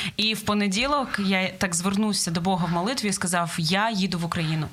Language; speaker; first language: Ukrainian; native; Ukrainian